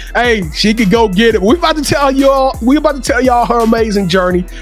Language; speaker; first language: English; native; English